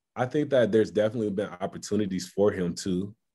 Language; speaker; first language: English; native; English